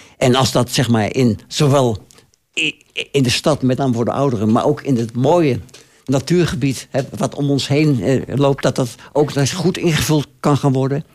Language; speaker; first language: Dutch; native; Dutch